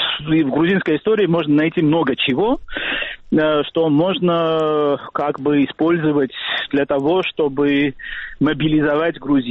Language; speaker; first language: Russian; non-native, fluent; Georgian